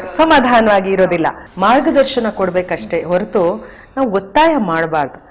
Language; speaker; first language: Kannada; non-native, local second language; Hindi